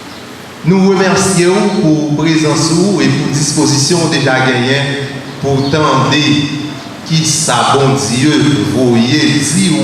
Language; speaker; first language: French; non-native, learner; Haitian Creole